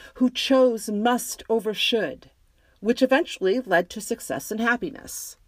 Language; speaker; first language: English; native; English